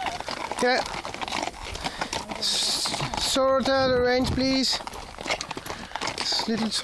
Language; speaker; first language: English; non-native, learner; Greek